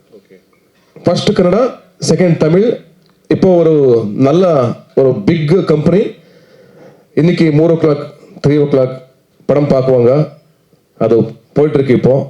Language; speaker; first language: Tamil; non-native, learner; Kannada